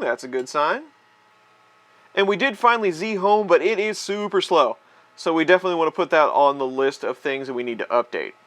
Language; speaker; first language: English; native; English